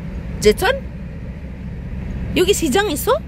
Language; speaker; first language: Korean; non-native, learner; Filipino